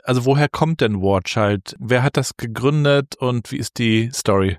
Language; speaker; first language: German; native; German